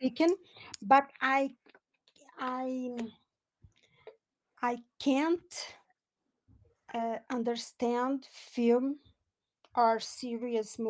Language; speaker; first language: English; non-native, learner; Portuguese